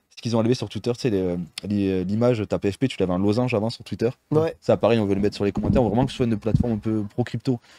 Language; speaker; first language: French; native; French